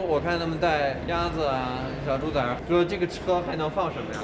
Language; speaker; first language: Chinese; non-native, fluent; English